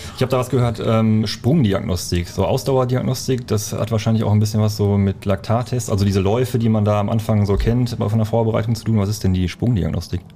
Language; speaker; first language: German; native; German